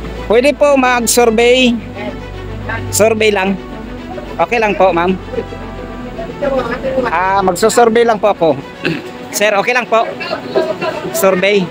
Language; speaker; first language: Filipino; non-native, local second language; Cebuano